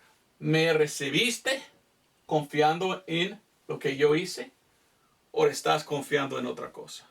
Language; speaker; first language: Spanish; non-native, fluent; English